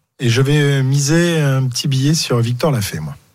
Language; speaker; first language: French; native; French